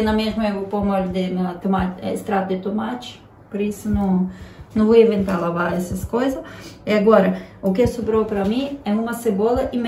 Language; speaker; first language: Portuguese; non-native, fluent; Ukrainian